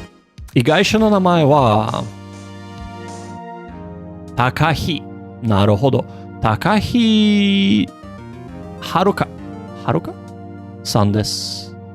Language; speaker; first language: Japanese; non-native, learner; English